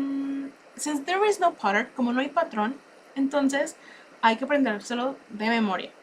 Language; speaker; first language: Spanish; native; Spanish